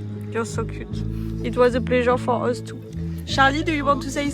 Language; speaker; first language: English; non-native, learner; French